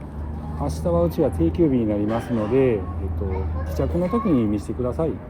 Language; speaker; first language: Japanese; native; Japanese